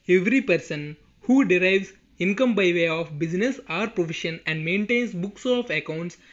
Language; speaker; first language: English; non-native, local second language; Telugu